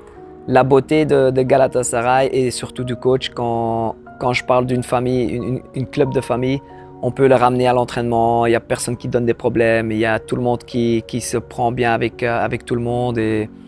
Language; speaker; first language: French; non-native, local second language; Dutch